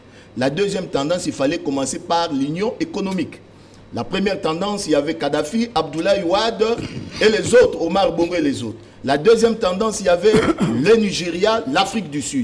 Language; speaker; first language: French; non-native, local second language; Lingala